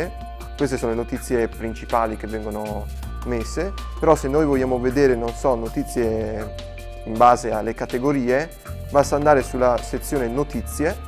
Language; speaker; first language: Italian; native; Italian